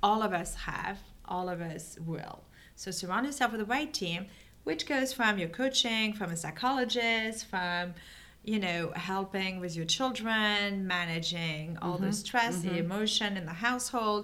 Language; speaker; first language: English; non-native, fluent; French